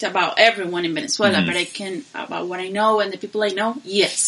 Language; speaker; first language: English; non-native, learner; Spanish